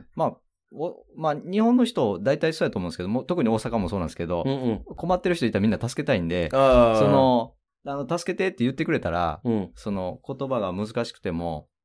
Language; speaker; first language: Japanese; native; Japanese